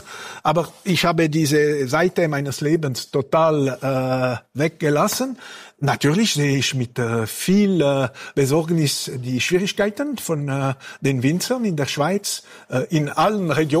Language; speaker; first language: German; non-native, local second language; French